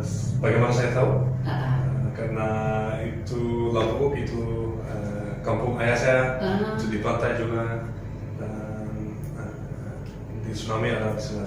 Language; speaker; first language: Indonesian; non-native, learner; Dutch